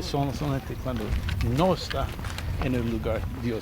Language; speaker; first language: Spanish; non-native, learner; English